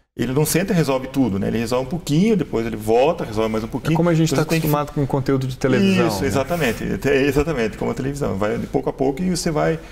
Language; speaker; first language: Portuguese; native; Portuguese